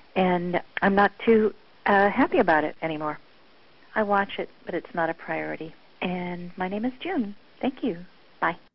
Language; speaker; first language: English; early bilingual, other home language; Italian